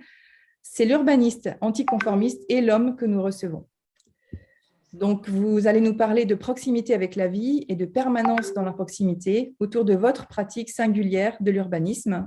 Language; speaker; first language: French; native; French